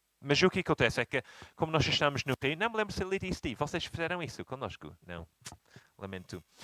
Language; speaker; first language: Portuguese; non-native, fluent; English